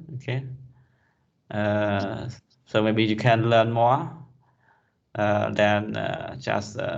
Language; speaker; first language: English; non-native, fluent; Khmer